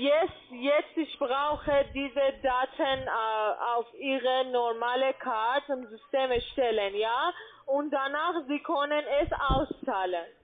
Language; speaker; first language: German; non-native, learner; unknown